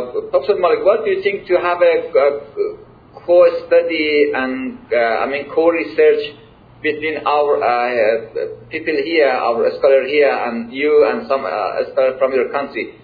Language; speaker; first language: English; non-native, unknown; Persian